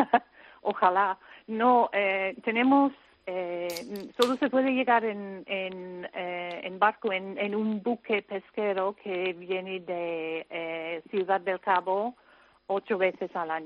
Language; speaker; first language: Spanish; non-native, fluent; English